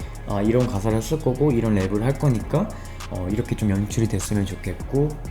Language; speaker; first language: Korean; native; Korean